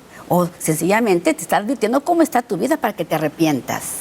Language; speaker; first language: Spanish; native; Spanish